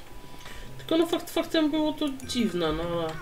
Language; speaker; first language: Polish; native; Polish